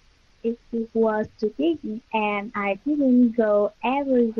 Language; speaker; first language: English; non-native, learner; Vietnamese